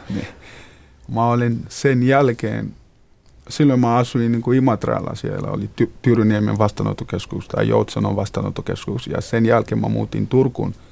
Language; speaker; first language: Finnish; non-native, fluent; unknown